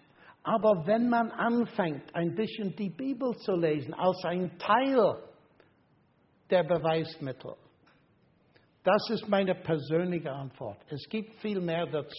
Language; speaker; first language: German; non-native, fluent; English